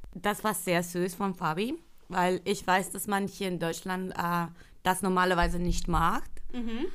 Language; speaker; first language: German; non-native, fluent; Spanish